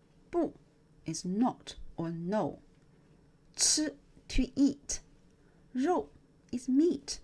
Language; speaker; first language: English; non-native, fluent; Chinese